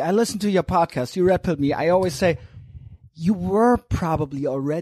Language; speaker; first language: English; non-native, fluent; German